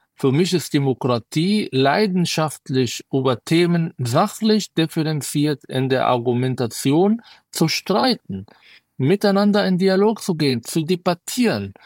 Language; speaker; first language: German; non-native, fluent; Arabic